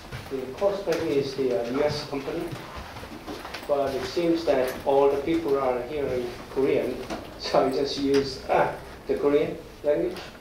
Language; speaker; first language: English; non-native, learner; Korean